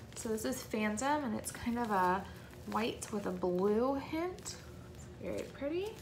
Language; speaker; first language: English; native; English